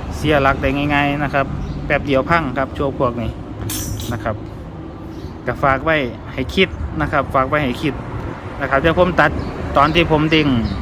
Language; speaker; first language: Thai; native; Thai